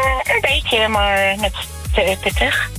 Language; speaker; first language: Dutch; non-native, learner; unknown